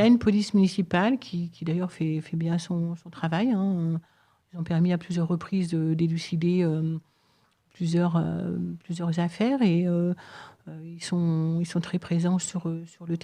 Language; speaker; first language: French; native; French